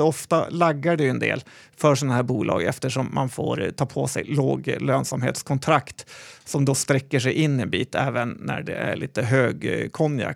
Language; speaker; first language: Swedish; native; Swedish